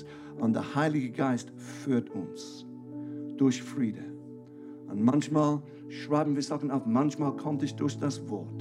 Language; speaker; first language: German; non-native, fluent; English